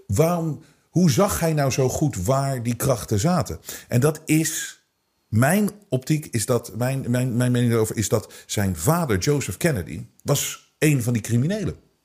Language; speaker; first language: Dutch; native; Dutch